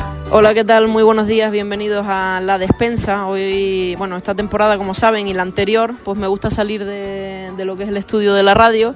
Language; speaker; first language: Spanish; native; Spanish